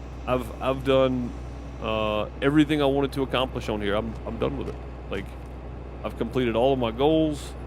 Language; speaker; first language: English; native; English